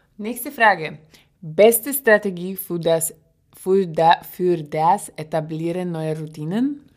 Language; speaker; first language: German; non-native, learner; English